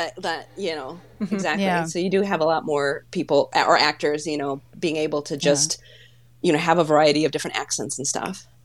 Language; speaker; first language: English; early bilingual, other home language; Polish